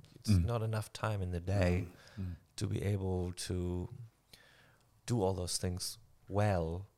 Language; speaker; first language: English; non-native, fluent; German